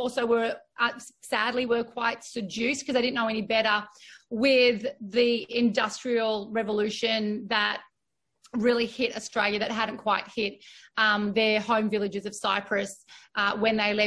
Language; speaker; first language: English; native; English